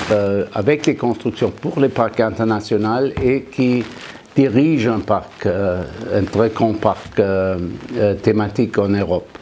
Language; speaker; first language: French; non-native, fluent; German